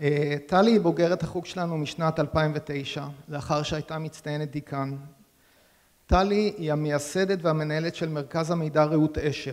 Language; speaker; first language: Hebrew; native; Hebrew